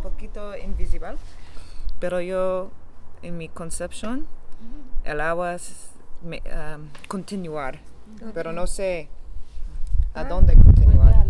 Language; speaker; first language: Spanish; non-native, learner; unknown